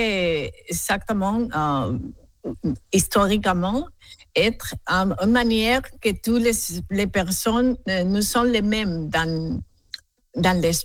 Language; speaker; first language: French; non-native, learner; Spanish